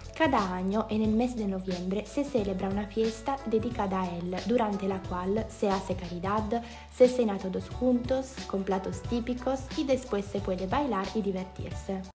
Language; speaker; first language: Spanish; non-native, learner; Italian